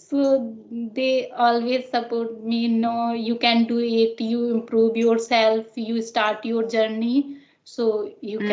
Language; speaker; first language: English; non-native, learner; Hindi